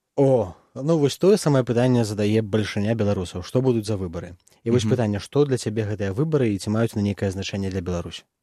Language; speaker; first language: Belarusian; native; Belarusian